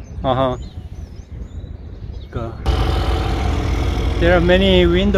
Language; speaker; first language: English; non-native, learner; Korean